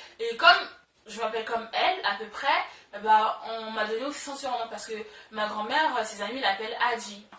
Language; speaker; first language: French; early bilingual, other home language; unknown